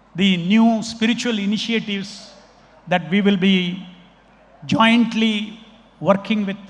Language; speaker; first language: English; non-native, local second language; Telugu